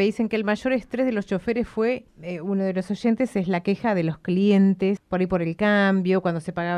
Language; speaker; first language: Spanish; native; Spanish